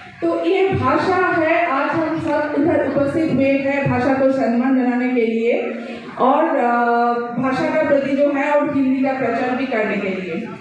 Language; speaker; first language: Hindi; non-native, local second language; Bangla